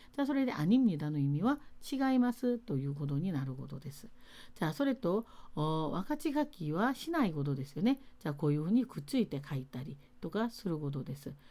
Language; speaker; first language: Japanese; non-native, fluent; Korean